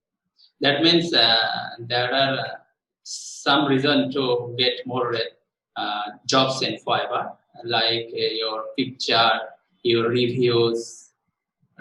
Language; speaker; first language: English; non-native, learner; Bangla